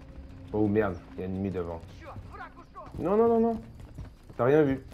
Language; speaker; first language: French; native; French